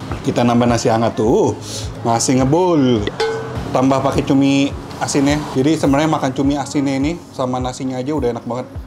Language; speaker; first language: Indonesian; native; Indonesian